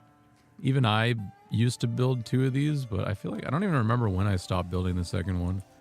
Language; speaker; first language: English; native; English